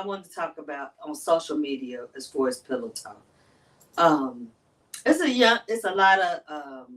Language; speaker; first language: English; native; English